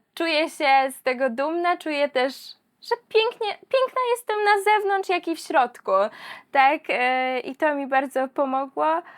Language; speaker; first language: Polish; native; Polish